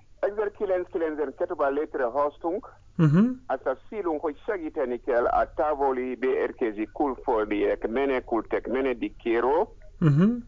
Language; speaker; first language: Hungarian; non-native, learner; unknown